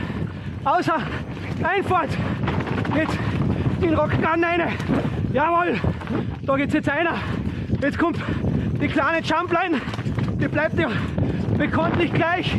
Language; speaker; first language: German; native; German